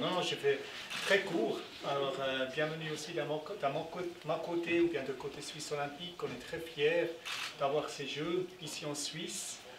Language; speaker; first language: French; non-native, local second language; German